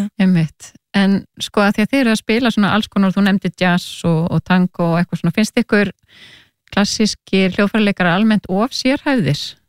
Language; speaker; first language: Icelandic; native; Icelandic